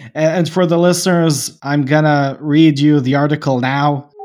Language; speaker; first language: English; non-native, fluent; Bosnian